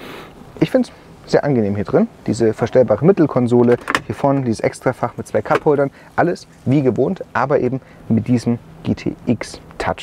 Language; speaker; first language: German; native; German